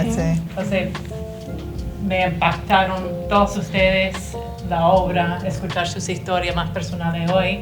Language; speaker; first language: Spanish; non-native, fluent; English